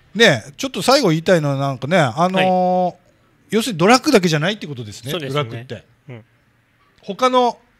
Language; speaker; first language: Japanese; native; Japanese